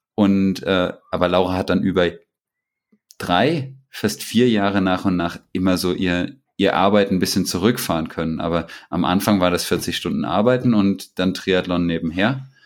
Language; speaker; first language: German; native; German